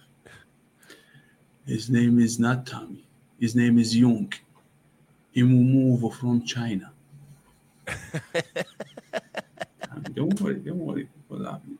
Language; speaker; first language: English; non-native, learner; Persian